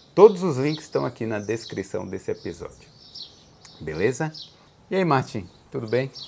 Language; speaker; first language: Portuguese; native; Portuguese